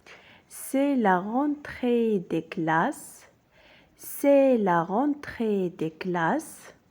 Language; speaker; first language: French; non-native, local second language; Arabic